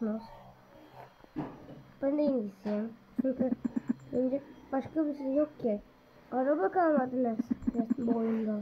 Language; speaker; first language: Turkish; early bilingual, heritage; Turkish